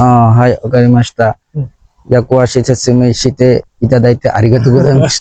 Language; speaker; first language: Japanese; non-native, learner; Bangla